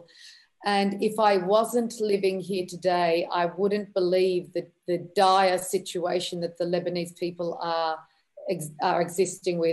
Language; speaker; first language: English; native; English